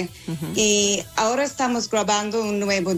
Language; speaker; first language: Spanish; non-native, fluent; English